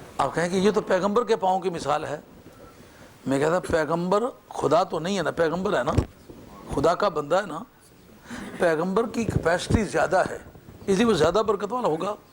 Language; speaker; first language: Urdu; non-native, local second language; Punjabi